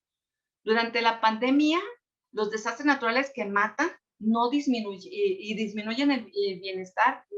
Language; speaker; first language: Spanish; native; Spanish